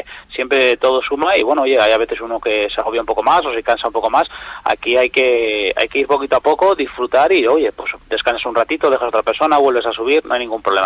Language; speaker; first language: Spanish; native; Spanish